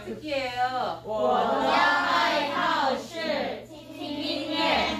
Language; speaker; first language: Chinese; non-native, learner; Korean